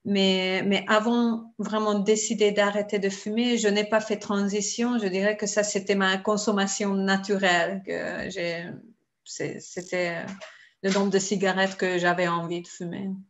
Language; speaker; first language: French; non-native, fluent; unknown